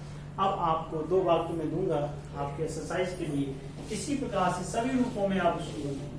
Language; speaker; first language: Hindi; native; Hindi